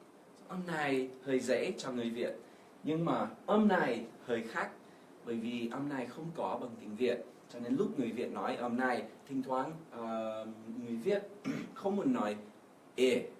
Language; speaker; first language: Vietnamese; non-native, fluent; English